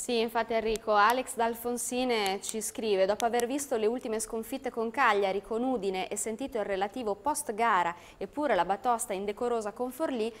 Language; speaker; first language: Italian; native; Italian